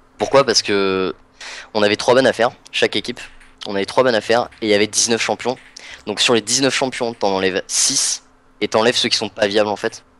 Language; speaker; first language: French; native; French